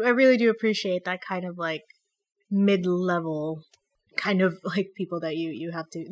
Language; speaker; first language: English; non-native, local second language; Filipino